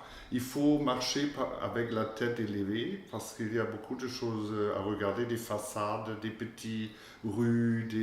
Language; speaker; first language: French; non-native, fluent; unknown